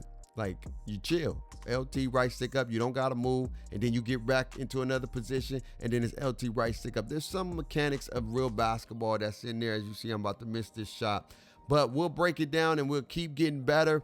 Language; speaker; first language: English; native; English